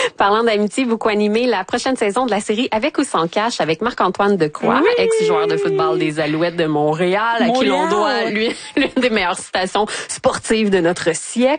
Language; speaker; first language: French; native; French